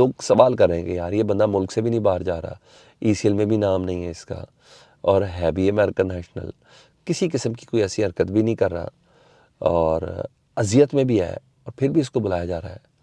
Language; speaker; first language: Urdu; native; Urdu